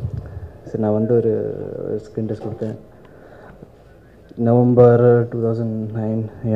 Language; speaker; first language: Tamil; non-native, fluent; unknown